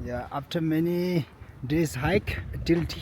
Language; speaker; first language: English; non-native, learner; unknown